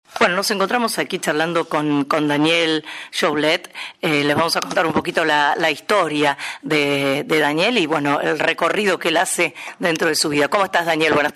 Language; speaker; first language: Spanish; native; Spanish